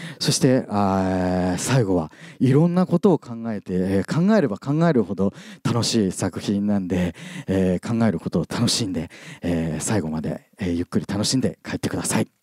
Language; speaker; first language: Japanese; native; Japanese